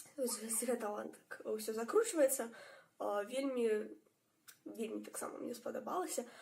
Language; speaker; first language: Belarusian; native; Belarusian